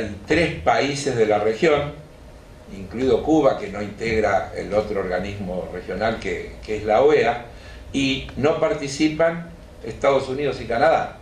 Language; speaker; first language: Spanish; native; Spanish